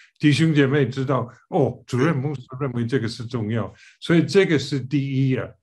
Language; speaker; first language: Chinese; non-native, fluent; English